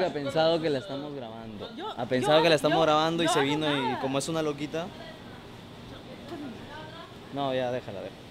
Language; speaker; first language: Spanish; native; Spanish